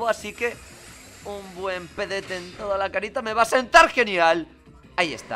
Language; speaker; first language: Spanish; native; Spanish